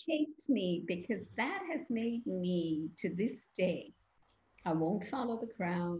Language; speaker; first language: English; native; English